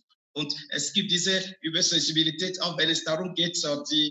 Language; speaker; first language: German; non-native, fluent; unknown